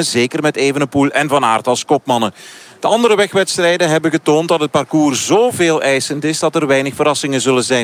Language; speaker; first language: Dutch; native; Dutch